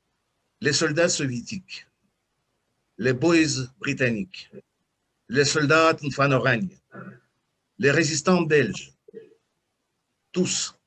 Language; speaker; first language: French; non-native, fluent; Russian